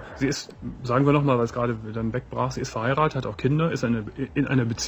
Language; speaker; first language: German; native; German